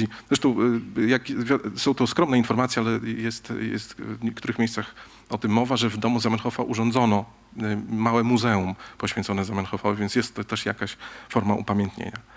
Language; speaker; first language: Polish; native; Polish